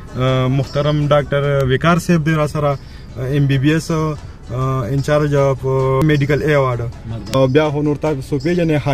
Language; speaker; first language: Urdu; non-native, local second language; Pashto